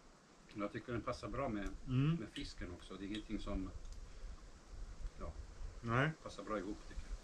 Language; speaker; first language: Swedish; non-native, fluent; Italian